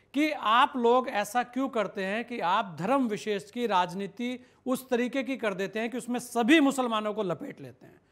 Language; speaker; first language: Hindi; native; Hindi